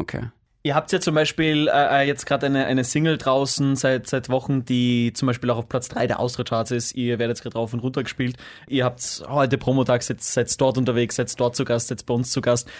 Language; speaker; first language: German; native; German